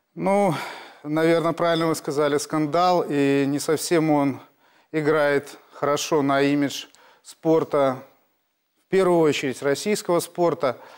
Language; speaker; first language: Russian; native; Russian